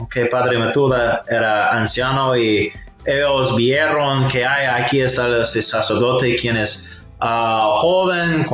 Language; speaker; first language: Spanish; non-native, fluent; English